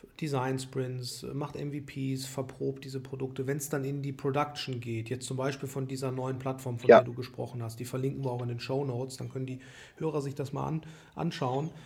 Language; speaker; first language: German; native; German